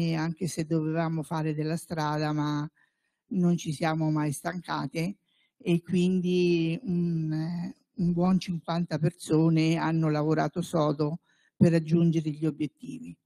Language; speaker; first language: Italian; native; Italian